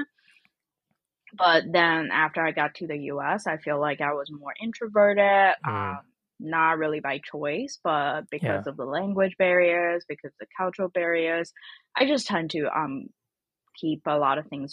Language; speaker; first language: English; non-native, fluent; Chinese